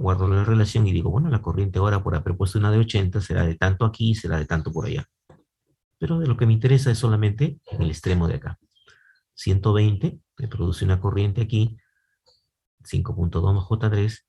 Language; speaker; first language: Spanish; native; Spanish